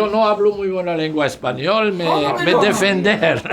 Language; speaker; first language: Spanish; non-native, learner; Arabic